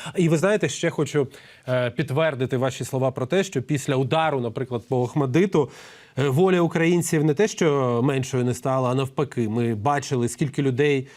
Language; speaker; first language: Ukrainian; native; Ukrainian